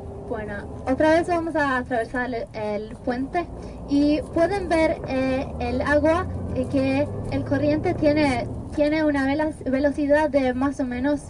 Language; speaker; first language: Spanish; non-native, fluent; Norwegian